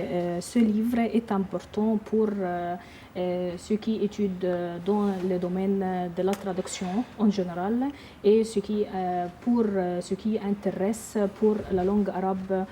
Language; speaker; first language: French; non-native, learner; Arabic